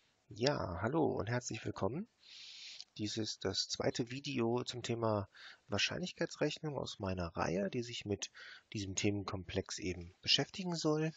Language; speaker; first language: German; native; German